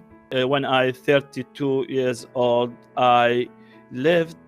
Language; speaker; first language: English; non-native, learner; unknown